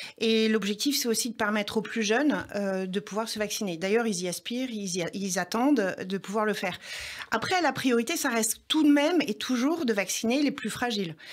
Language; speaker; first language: French; native; French